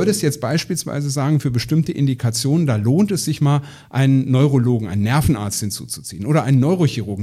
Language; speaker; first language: German; native; German